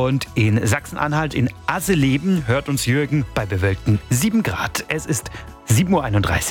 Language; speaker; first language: German; native; German